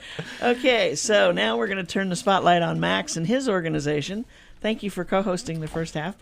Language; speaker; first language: English; native; English